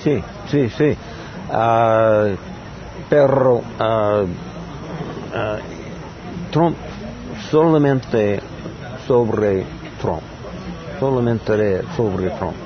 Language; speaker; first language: Spanish; non-native, learner; English